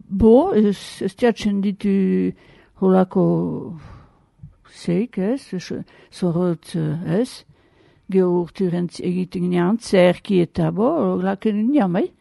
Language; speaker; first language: Basque; native; Basque